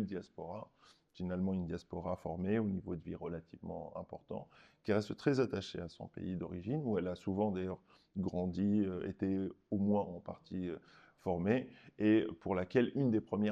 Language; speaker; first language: French; non-native, local second language; Arabic